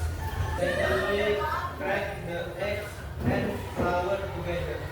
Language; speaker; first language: English; non-native, learner; Indonesian